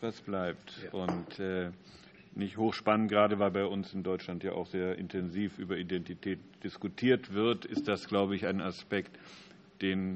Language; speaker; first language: German; native; German